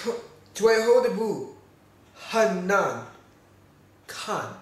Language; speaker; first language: Chinese; non-native, learner; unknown